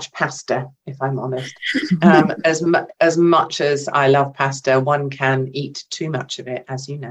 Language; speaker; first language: English; native; English